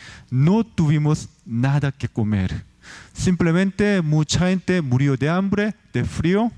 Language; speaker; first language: Spanish; non-native, fluent; Korean